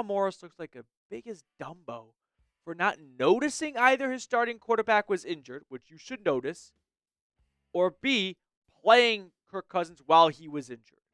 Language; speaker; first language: English; native; English